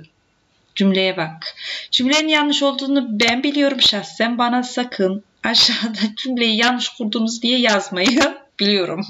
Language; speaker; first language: Turkish; native; Turkish